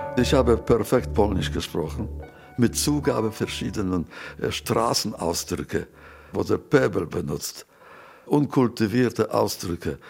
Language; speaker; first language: German; non-native, fluent; Yiddish